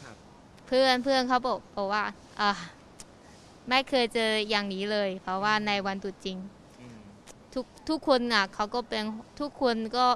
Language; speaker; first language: Thai; non-native, learner; Chinese